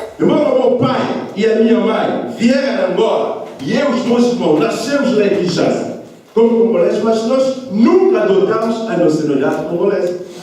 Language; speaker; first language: Portuguese; non-native, fluent; Lingala